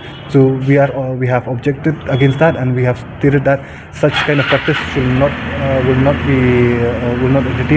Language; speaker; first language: English; non-native, local second language; Khasi